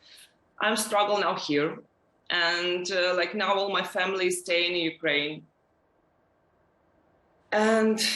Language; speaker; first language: English; non-native, learner; Ukrainian